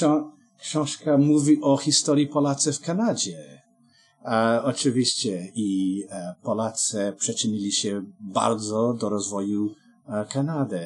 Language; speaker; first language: Polish; non-native, learner; English